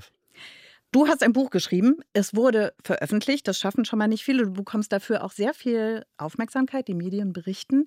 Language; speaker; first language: German; native; German